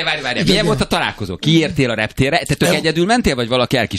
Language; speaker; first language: Hungarian; native; Hungarian